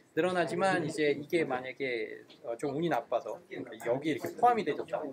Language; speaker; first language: Korean; native; Korean